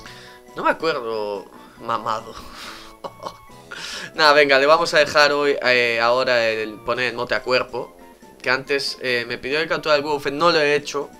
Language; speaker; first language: Spanish; native; Spanish